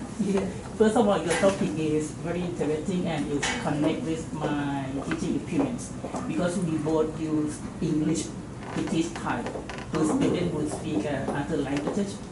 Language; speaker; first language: English; non-native, fluent; Thai